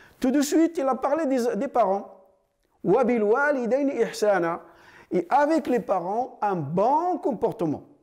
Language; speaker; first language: French; non-native, fluent; Arabic